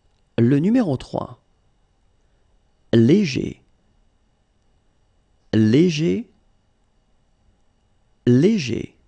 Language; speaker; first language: French; native; French